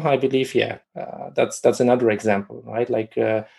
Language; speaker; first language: English; non-native, fluent; Polish